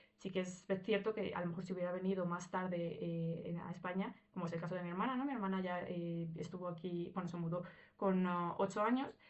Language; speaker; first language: Spanish; early bilingual, other home language; Russian